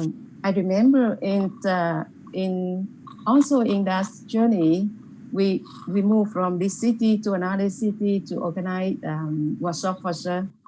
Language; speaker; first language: English; non-native, learner; Vietnamese